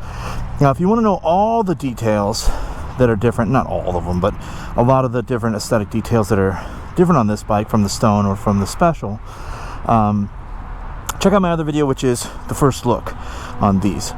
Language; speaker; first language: English; native; English